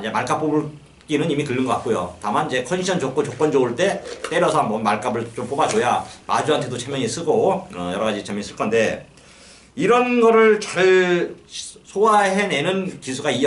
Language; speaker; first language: Korean; native; Korean